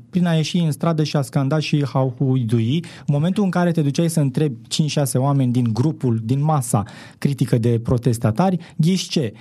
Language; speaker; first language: Romanian; native; Romanian